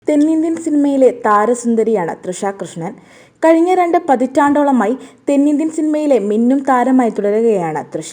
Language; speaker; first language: Malayalam; native; Malayalam